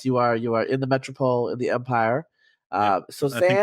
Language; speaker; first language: English; native; English